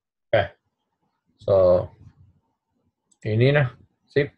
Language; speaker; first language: Spanish; non-native, learner; English